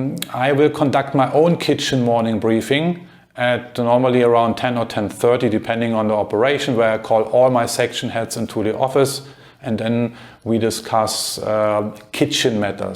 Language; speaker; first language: English; non-native, fluent; German